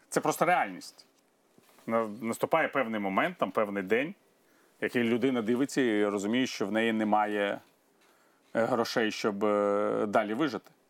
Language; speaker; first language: Ukrainian; non-native, local second language; Russian